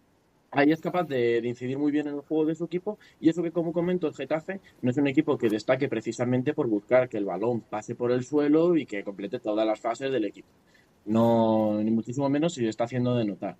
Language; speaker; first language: Spanish; native; Spanish